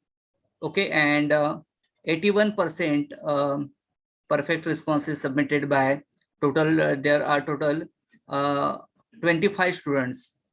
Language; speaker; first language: English; non-native, local second language; Marathi